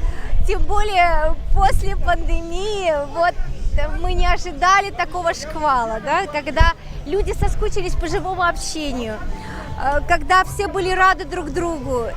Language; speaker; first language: Russian; native; Russian